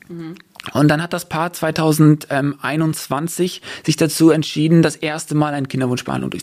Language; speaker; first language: German; native; German